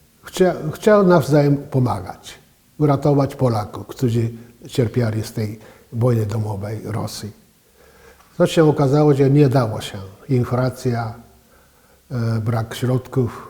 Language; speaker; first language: Polish; non-native, fluent; Japanese